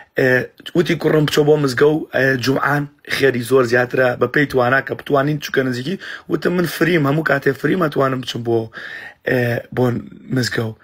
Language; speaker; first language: Central Kurdish; early bilingual, heritage; Central Kurdish